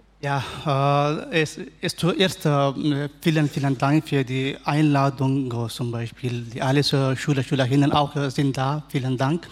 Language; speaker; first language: German; non-native, learner; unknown